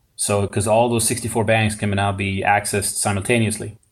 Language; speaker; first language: English; non-native, fluent; Swedish